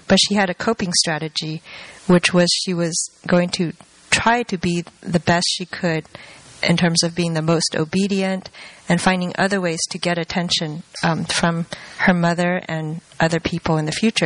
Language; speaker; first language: English; early bilingual, other home language; Chinese